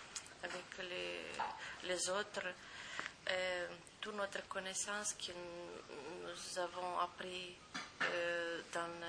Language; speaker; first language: French; non-native, fluent; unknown